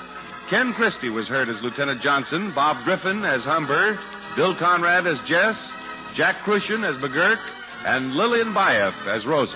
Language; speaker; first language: English; native; English